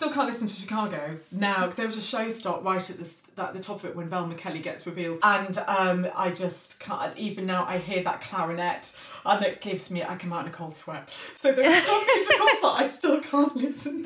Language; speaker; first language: English; native; English